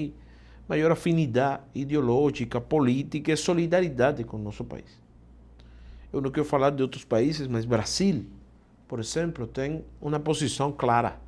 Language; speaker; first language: Portuguese; non-native, fluent; Spanish